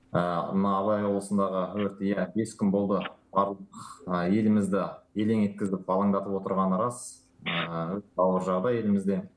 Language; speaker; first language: Kazakh; native; Kazakh